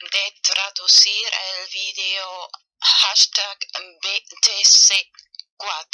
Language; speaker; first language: Spanish; non-native, fluent; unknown